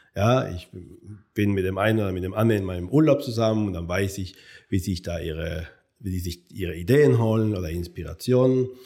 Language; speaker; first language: German; non-native, fluent; Spanish